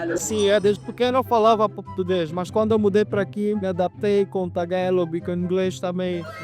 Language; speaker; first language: Portuguese; native; Portuguese